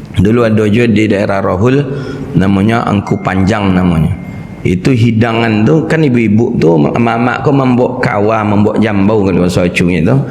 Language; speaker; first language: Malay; non-native, local second language; Minangkabau